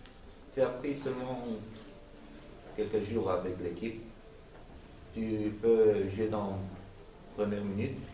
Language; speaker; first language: French; non-native, learner; Romanian